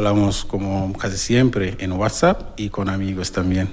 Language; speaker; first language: Spanish; non-native, learner; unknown